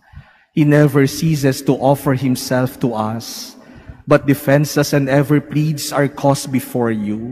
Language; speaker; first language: English; non-native, local second language; Filipino